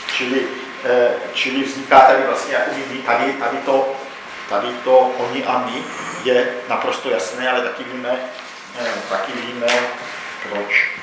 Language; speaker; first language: Czech; native; Czech